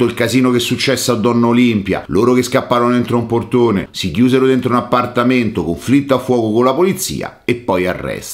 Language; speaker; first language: Italian; native; Italian